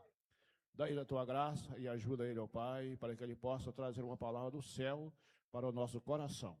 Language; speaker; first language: Portuguese; native; Portuguese